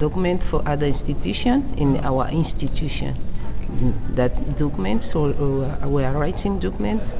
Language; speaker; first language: English; non-native, learner; Portuguese